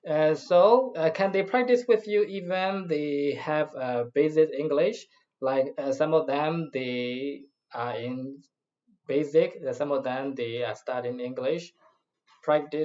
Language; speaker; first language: English; non-native, fluent; Burmese